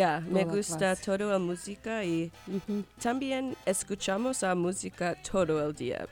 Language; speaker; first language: Spanish; non-native, learner; English